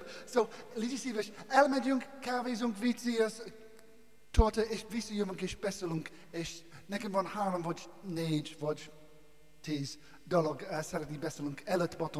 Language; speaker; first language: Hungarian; non-native, learner; English